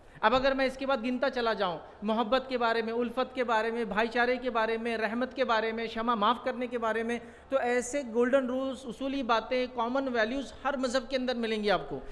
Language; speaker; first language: Urdu; native; Urdu